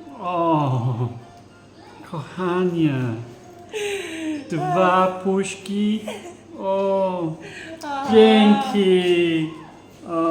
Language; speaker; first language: Polish; non-native, learner; English